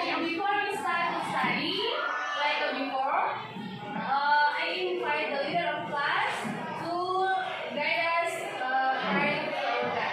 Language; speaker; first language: English; non-native, learner; Indonesian